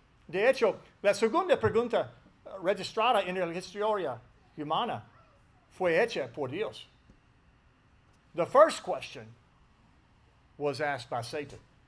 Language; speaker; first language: Spanish; non-native, learner; English